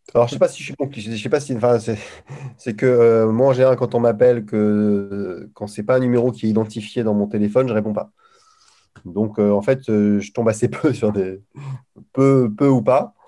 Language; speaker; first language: French; native; French